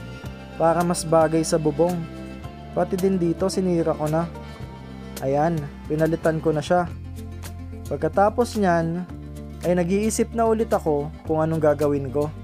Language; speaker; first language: Filipino; native; Filipino